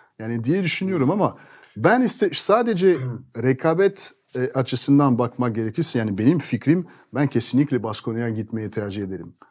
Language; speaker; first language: Turkish; non-native, fluent; French